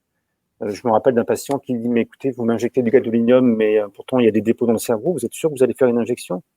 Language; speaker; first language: French; native; French